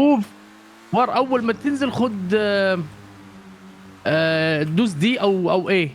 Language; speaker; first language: Arabic; native; Arabic